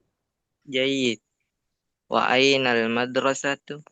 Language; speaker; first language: Arabic; non-native, learner; Indonesian